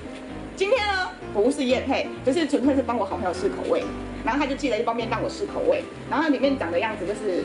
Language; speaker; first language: Chinese; native; Chinese